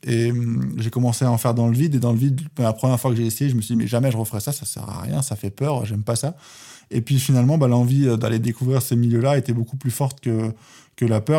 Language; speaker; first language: French; native; French